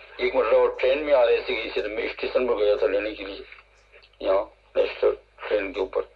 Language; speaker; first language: Urdu; non-native, local second language; Gujarati